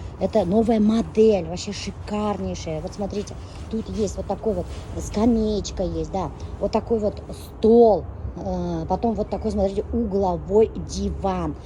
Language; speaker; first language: Russian; non-native, local second language; Bashkir